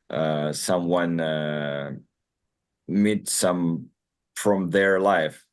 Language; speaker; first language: English; non-native, learner; Russian